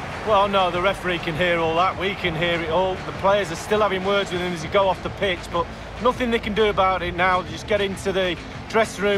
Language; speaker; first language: English; native; English